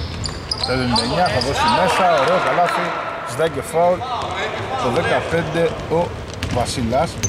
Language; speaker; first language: Greek; native; Greek